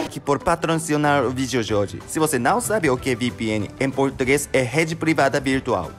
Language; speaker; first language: Portuguese; non-native, learner; Japanese